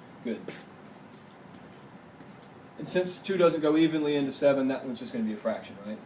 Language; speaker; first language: English; native; English